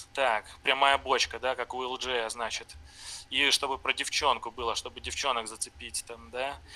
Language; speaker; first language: Russian; native; Russian